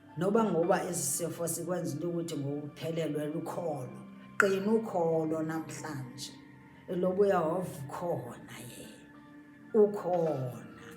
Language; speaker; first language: Xhosa; native; Xhosa